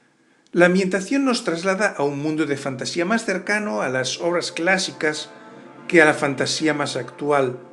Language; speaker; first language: Spanish; native; Spanish